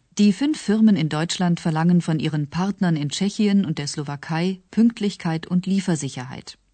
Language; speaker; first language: German; native; German